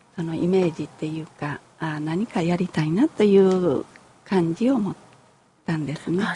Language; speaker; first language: Japanese; native; Japanese